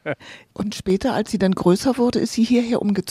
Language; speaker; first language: German; native; German